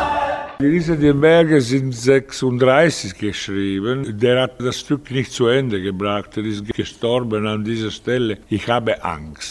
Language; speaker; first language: German; non-native, fluent; Italian